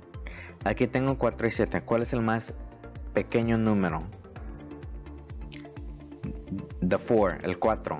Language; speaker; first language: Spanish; early bilingual, heritage; Spanish